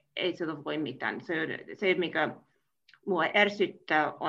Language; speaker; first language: Finnish; non-native, fluent; English